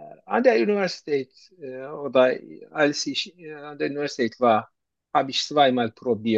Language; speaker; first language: German; non-native, learner; Turkish